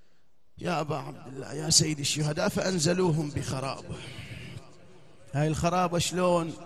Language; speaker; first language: Arabic; native; Arabic